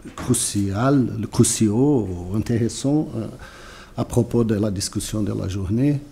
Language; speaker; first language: French; non-native, fluent; Portuguese